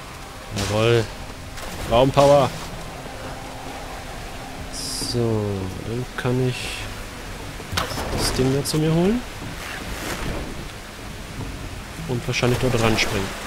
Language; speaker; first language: German; native; German